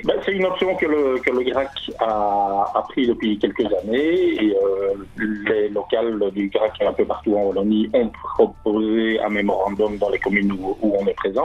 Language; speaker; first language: French; native; French